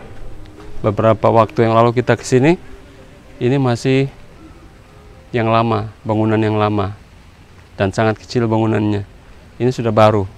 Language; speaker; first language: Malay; non-native, local second language; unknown